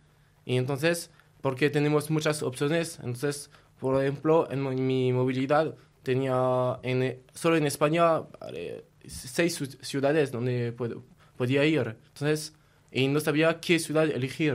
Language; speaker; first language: Spanish; non-native, learner; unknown